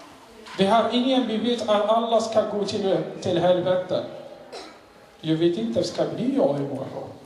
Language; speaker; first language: Swedish; non-native, learner; Arabic